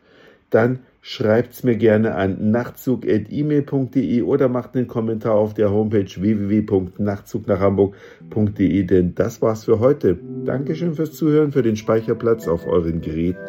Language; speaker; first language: German; native; German